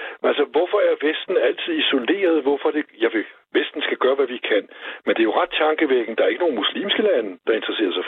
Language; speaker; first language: Danish; native; Danish